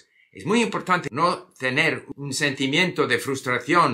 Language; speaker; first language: Spanish; non-native, fluent; English